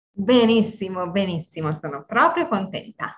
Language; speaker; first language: Italian; native; Italian